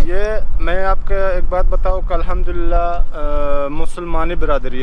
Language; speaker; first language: Hindi; non-native, learner; Pashto